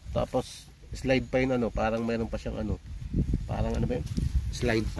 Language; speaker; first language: Filipino; non-native, local second language; Cebuano